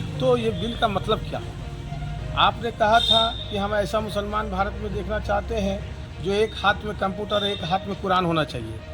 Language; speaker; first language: Hindi; native; Hindi